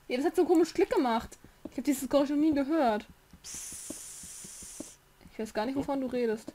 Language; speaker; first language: German; native; German